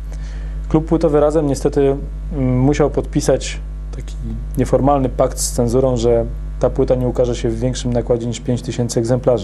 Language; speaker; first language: Polish; native; Polish